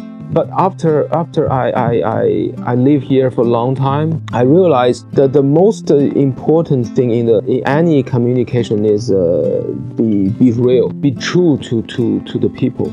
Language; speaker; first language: English; non-native, fluent; Chinese